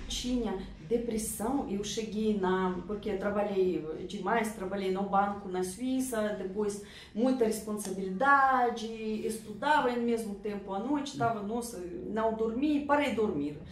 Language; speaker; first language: Portuguese; non-native, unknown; Russian